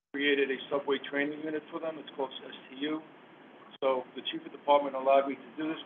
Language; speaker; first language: English; native; English